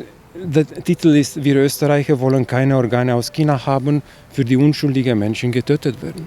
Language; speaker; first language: German; non-native, fluent; Chinese